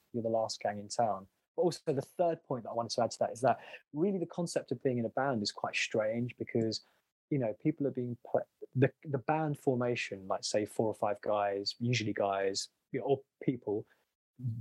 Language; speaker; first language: English; native; English